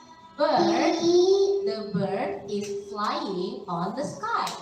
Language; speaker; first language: English; non-native, fluent; Indonesian